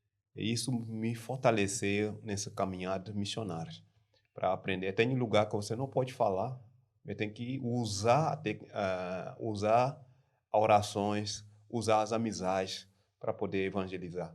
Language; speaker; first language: Portuguese; non-native, learner; French